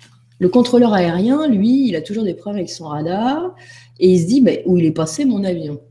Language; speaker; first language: French; native; French